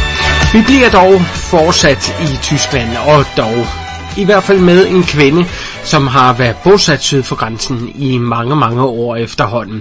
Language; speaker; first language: Danish; native; Danish